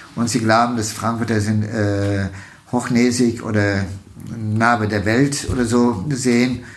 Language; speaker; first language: German; non-native, fluent; Turkish